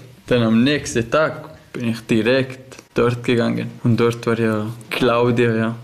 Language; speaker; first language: German; non-native, learner; Persian